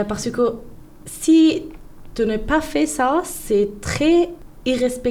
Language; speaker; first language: French; non-native, learner; Persian